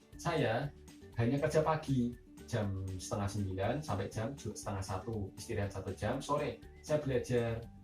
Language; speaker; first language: Indonesian; native; Indonesian